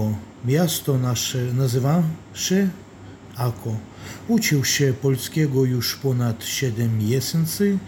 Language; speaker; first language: Polish; non-native, learner; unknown